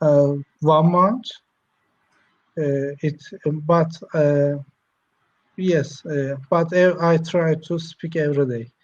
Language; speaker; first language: English; non-native, learner; Turkish